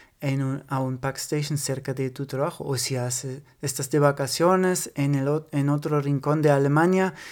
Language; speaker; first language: Spanish; non-native, fluent; German